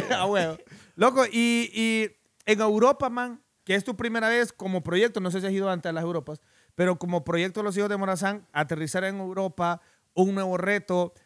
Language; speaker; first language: Spanish; native; Spanish